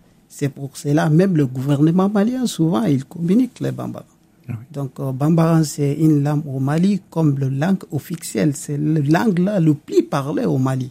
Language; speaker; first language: French; non-native, local second language; Bambara